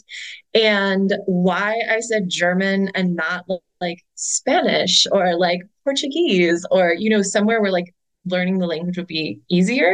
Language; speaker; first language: English; native; English